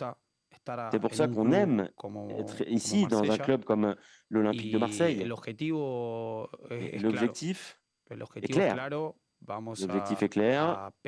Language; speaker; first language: French; native; French